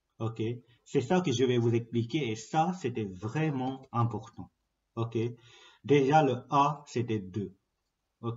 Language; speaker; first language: French; non-native, fluent; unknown